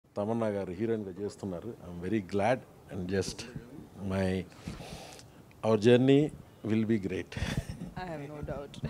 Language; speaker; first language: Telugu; non-native, fluent; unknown